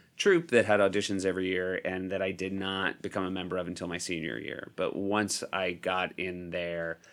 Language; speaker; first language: English; native; English